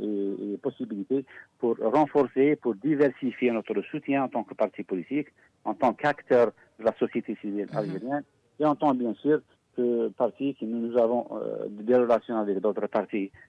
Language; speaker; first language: French; non-native, local second language; Arabic